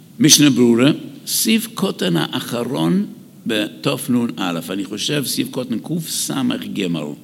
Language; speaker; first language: Hebrew; non-native, fluent; English